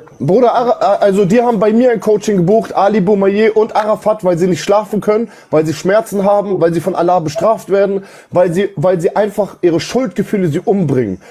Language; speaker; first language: German; early bilingual, other home language; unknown